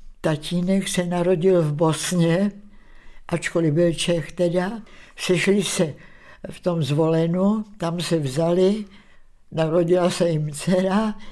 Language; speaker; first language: Czech; native; Czech